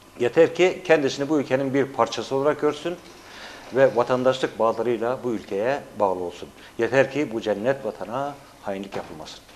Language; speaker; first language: Turkish; native; Turkish